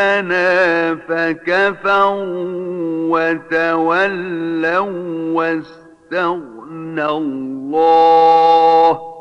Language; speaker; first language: Arabic; native; Arabic